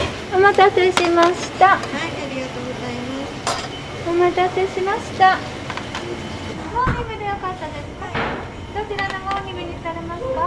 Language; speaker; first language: Japanese; native; Japanese